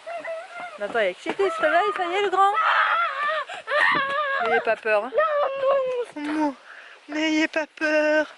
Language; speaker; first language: French; native; French